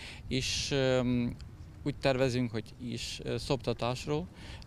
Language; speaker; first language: Hungarian; non-native, local second language; Ukrainian